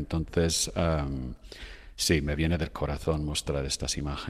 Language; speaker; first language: Spanish; non-native, fluent; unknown